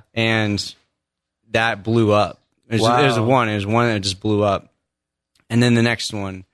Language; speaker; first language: English; native; English